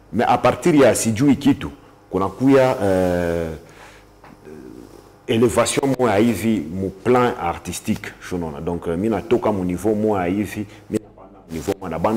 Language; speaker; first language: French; non-native, local second language; Swahili